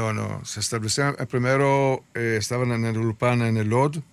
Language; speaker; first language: Spanish; early bilingual, heritage; Spanish